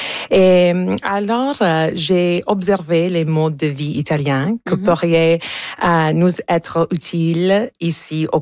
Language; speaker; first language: French; early bilingual, heritage; English